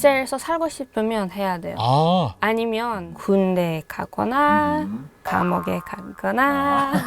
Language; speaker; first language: Korean; non-native, fluent; Hebrew